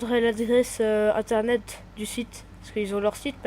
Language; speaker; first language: French; native; French